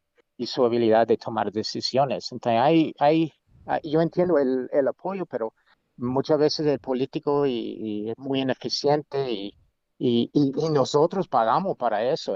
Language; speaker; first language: Spanish; non-native, fluent; English